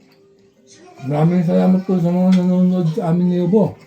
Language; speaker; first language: Filipino; native; Filipino